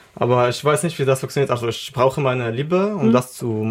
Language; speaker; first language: German; non-native, learner; Arabic